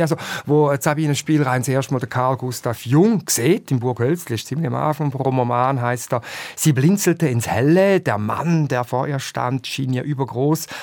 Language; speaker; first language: German; native; German